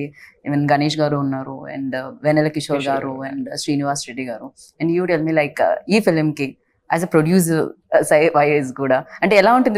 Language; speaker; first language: Telugu; native; Telugu